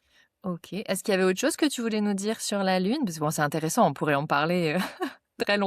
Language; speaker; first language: French; native; French